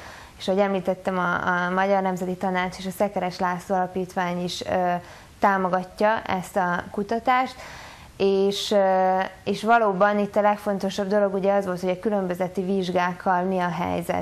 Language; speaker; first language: Hungarian; native; Hungarian